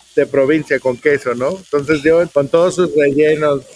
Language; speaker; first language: Spanish; native; Spanish